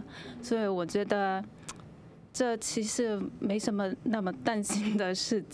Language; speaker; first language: Chinese; non-native, fluent; Korean